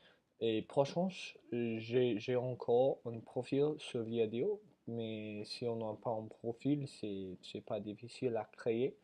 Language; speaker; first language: French; non-native, learner; English